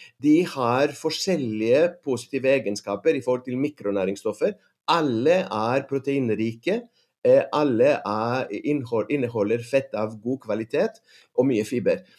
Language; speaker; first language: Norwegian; non-native, fluent; Greek